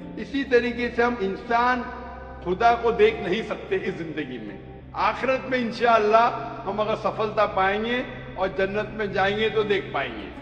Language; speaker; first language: Urdu; non-native, local second language; Konkani